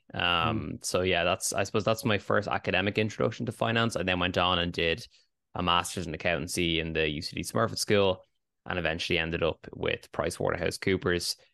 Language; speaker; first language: English; native; English